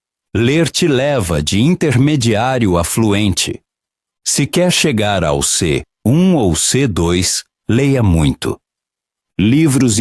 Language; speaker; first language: Portuguese; non-native, fluent; Polish